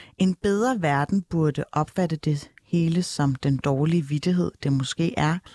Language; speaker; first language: Danish; early bilingual, other home language; Turkish